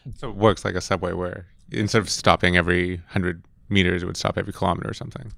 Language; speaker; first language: English; native; English